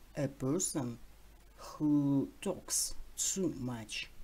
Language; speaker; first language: English; non-native, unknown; Russian